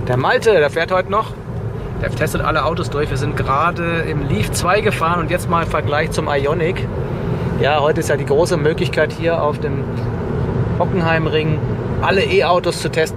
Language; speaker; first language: German; native; German